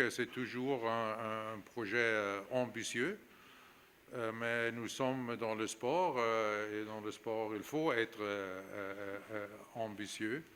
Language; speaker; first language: French; non-native, fluent; German